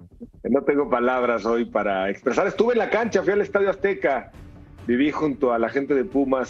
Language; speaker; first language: Spanish; native; Spanish